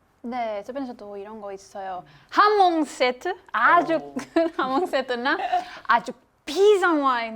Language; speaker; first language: Korean; non-native, fluent; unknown